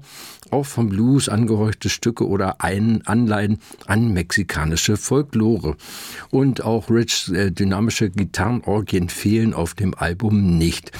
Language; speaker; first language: German; native; German